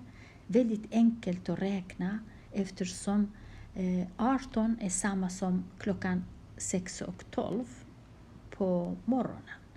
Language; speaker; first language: Swedish; non-native, fluent; Kurdish